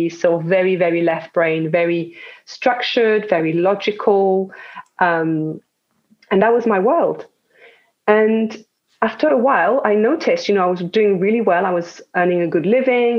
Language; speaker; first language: English; non-native, fluent; French